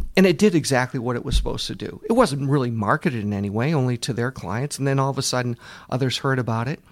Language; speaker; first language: English; native; English